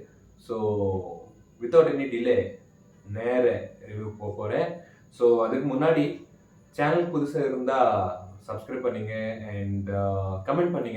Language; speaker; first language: Tamil; non-native, learner; Malayalam